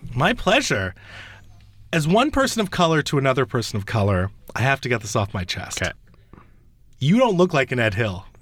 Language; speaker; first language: English; early bilingual, other home language; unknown